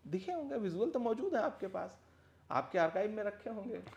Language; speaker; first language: Hindi; native; Hindi